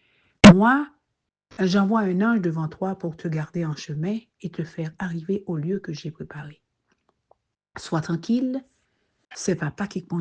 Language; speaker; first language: French; non-native, local second language; Haitian Creole